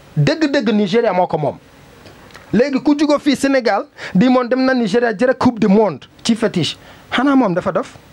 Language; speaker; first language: Wolof; non-native, learner; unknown